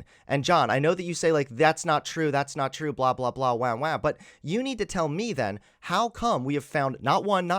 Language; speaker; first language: English; native; English